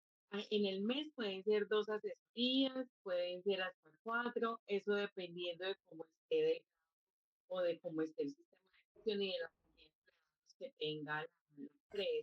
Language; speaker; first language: Spanish; native; Spanish